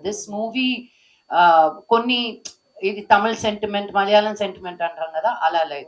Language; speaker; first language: Telugu; native; Telugu